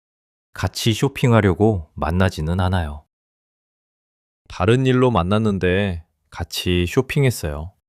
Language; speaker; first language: Korean; early bilingual, heritage; English